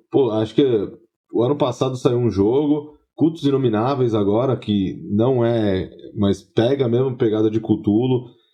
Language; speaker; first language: Portuguese; native; Portuguese